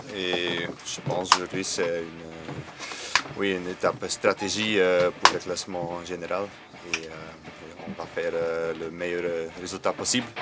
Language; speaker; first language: French; non-native, learner; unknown